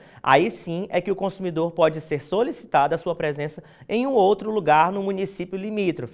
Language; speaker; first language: Portuguese; native; Portuguese